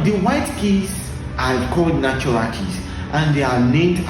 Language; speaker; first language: English; non-native, local second language; Yoruba